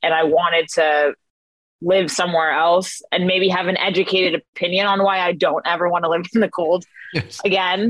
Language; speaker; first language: English; native; English